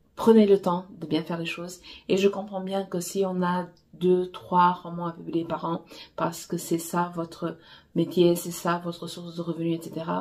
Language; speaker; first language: French; non-native, fluent; Portuguese